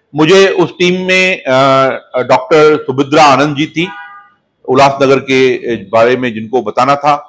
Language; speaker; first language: Hindi; non-native, local second language; Sindhi